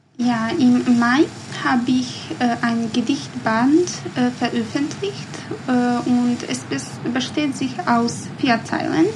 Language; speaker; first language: German; non-native, learner; Bosnian